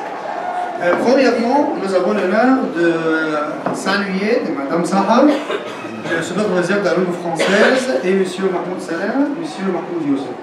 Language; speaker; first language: French; non-native, learner; Arabic